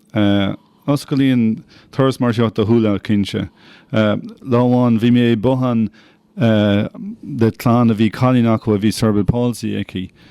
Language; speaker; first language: Irish; non-native, local second language; English